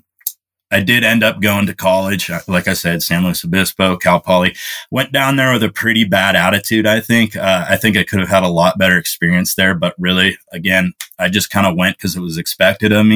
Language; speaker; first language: English; native; English